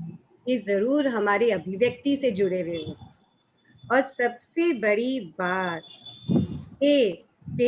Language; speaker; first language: Hindi; native; Hindi